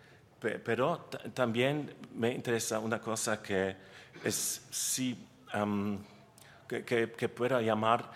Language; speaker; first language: Spanish; non-native, learner; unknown